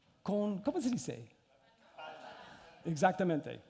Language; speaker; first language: Spanish; non-native, learner; English